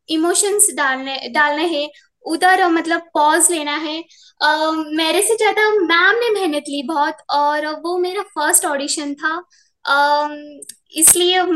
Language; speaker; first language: Hindi; non-native, local second language; Marathi